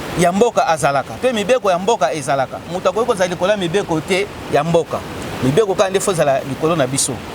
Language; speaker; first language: Lingala; non-native, local second language; Kongo